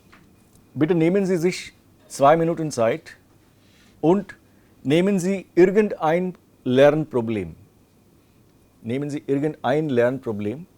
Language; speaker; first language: German; non-native, fluent; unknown